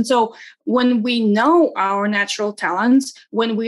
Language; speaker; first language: English; non-native, fluent; Russian